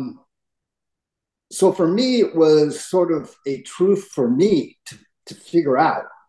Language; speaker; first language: English; native; English